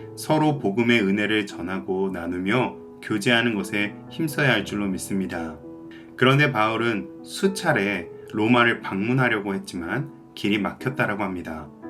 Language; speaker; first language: Korean; native; Korean